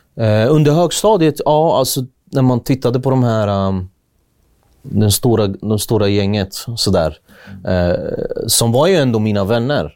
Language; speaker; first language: Swedish; early bilingual, other home language; Kurdish